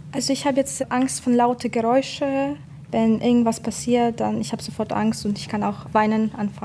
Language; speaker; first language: German; non-native, fluent; Ukrainian